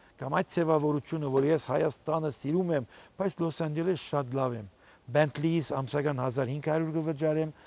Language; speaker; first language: Armenian; early bilingual, heritage; Armenian